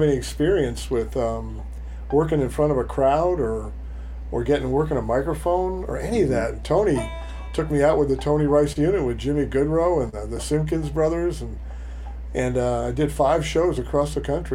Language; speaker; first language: English; native; English